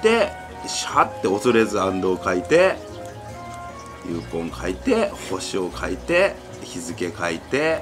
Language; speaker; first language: Japanese; native; Japanese